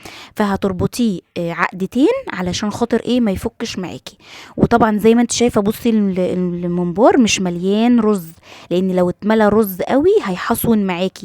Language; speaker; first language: Arabic; native; Arabic